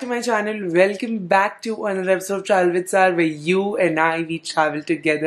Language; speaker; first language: English; non-native, local second language; Hindi